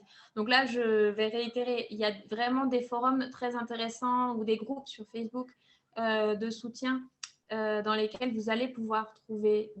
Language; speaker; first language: French; native; French